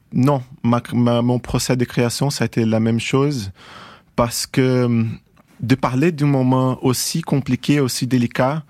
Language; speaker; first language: French; non-native, fluent; Portuguese